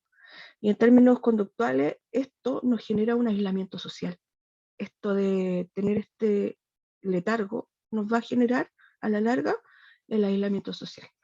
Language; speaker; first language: Spanish; native; Spanish